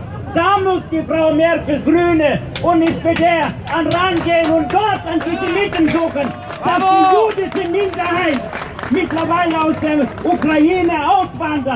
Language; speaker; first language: German; non-native, fluent; Russian